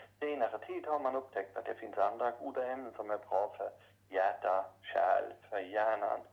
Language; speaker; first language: Swedish; non-native, fluent; German